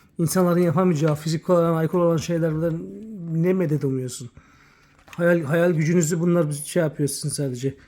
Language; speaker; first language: Turkish; native; Turkish